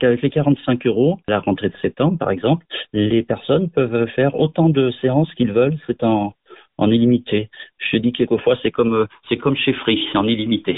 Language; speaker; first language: French; native; French